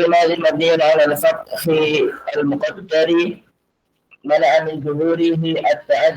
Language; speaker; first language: Arabic; non-native, learner; Indonesian